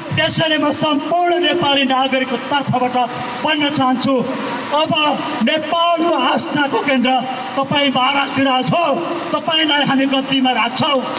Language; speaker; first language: Nepali; native; Nepali